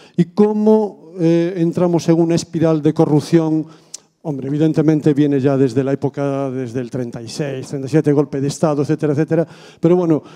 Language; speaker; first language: Spanish; native; Spanish